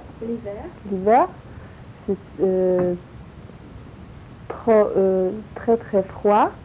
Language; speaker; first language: French; non-native, learner; Polish